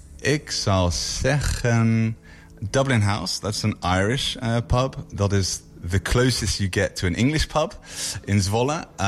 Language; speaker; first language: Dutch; early bilingual, heritage; English